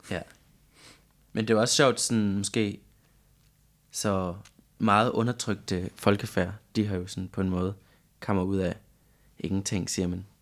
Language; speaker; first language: Danish; non-native, fluent; Spanish